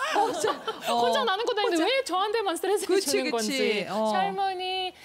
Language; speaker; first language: Korean; non-native, fluent; Russian